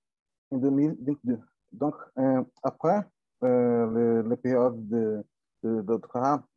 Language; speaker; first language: French; non-native, learner; Portuguese